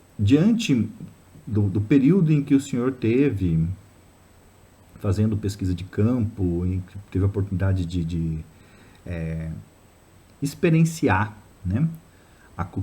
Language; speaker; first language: Portuguese; native; Portuguese